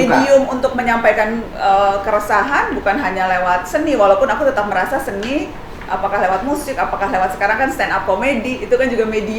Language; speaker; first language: Indonesian; native; Indonesian